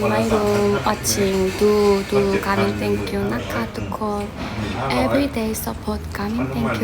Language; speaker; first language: English; non-native, learner; Korean